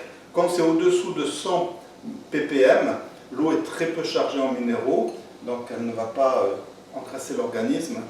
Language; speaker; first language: French; native; French